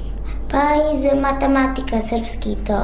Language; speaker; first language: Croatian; early bilingual, other home language; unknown